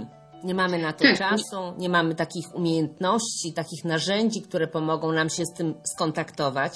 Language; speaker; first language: Polish; native; Polish